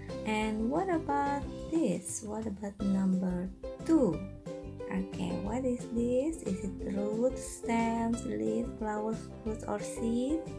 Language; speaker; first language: English; non-native, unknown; Indonesian